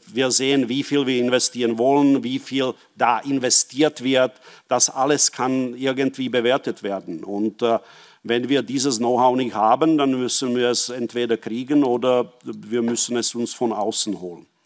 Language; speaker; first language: German; non-native, fluent; Czech